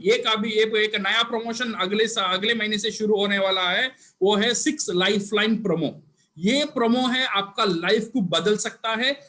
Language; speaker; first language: Hindi; non-native, local second language; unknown